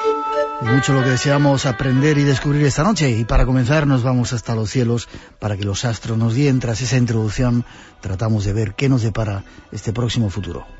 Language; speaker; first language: Spanish; native; Spanish